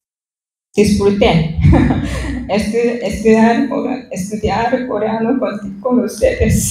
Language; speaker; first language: Spanish; non-native, learner; Korean